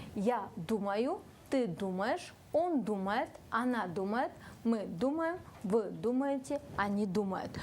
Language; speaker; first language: Russian; non-native, local second language; Kyrgyz